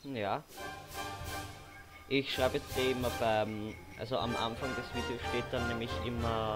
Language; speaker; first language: German; native; German